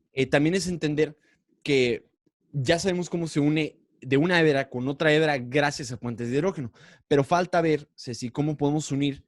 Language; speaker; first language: Spanish; native; Spanish